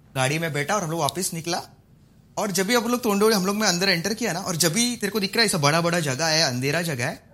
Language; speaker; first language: Hindi; non-native, local second language; Marathi